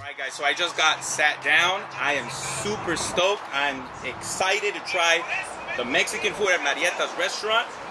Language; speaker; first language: English; early bilingual, other home language; Spanish